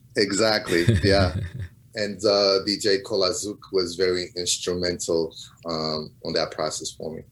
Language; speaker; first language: English; non-native, fluent; Portuguese